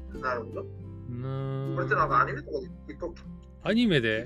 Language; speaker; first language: Japanese; non-native, learner; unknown